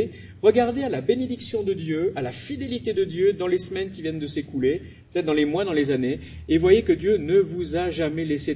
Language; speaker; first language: French; native; French